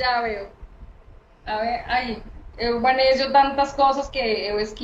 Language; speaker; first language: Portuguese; non-native, learner; Spanish